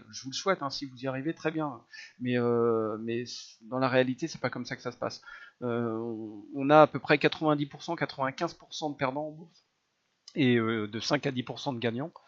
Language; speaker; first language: French; native; French